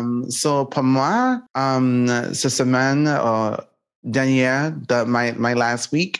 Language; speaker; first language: French; non-native, learner; English